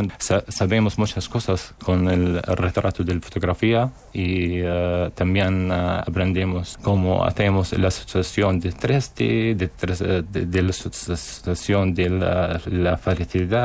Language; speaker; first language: Spanish; non-native, learner; Arabic